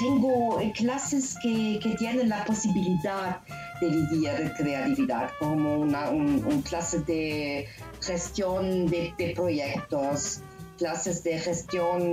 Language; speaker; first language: Spanish; non-native, learner; German